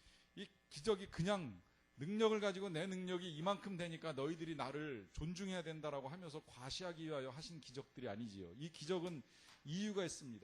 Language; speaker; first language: Korean; native; Korean